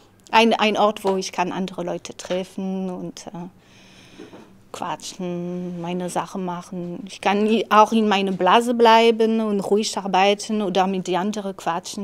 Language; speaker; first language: German; non-native, fluent; French